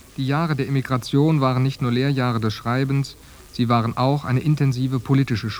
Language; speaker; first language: German; native; German